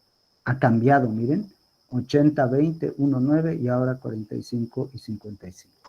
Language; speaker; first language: Spanish; native; Spanish